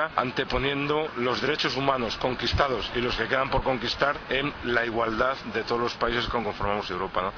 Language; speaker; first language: Spanish; native; Spanish